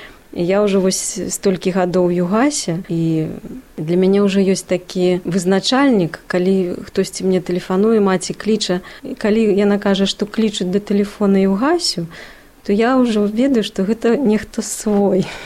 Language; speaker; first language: Belarusian; non-native, local second language; Russian